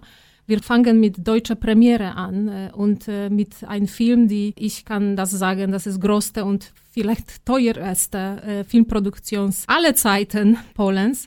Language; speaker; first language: German; non-native, fluent; Polish